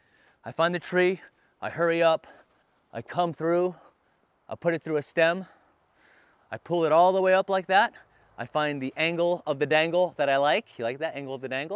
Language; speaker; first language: English; native; English